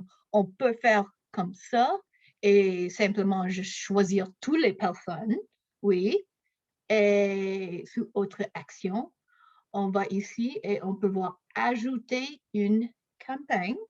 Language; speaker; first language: French; non-native, local second language; English